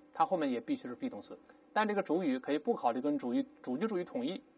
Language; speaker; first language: Chinese; native; Chinese